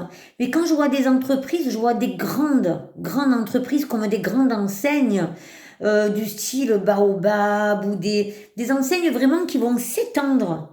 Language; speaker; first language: French; native; French